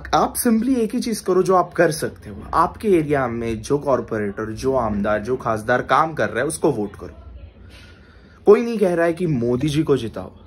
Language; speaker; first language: Hindi; non-native, local second language; Marathi